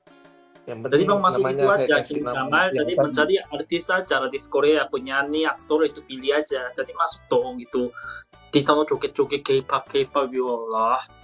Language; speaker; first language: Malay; non-native, fluent; Korean